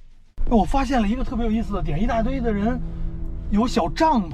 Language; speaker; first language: Chinese; native; Chinese